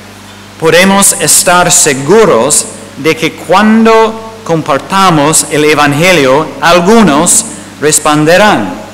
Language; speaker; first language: Spanish; non-native, fluent; English